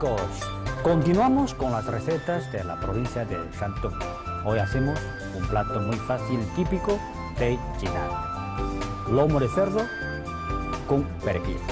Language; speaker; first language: Spanish; non-native, fluent; Chinese